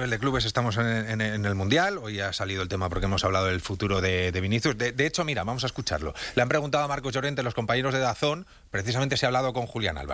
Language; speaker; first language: Spanish; native; Spanish